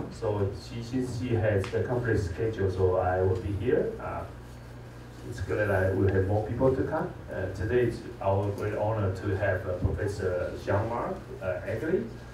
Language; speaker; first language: English; non-native, fluent; Chinese